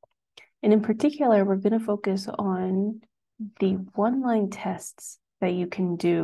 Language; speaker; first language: English; native; English